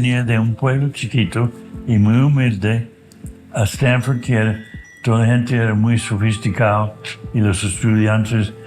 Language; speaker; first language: Spanish; non-native, fluent; English